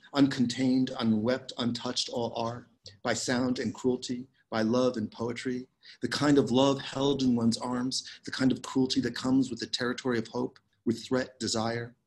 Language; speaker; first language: English; native; English